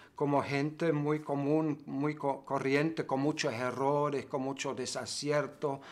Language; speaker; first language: Spanish; non-native, fluent; German